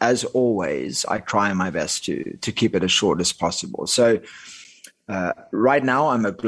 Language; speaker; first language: English; non-native, local second language; Afrikaans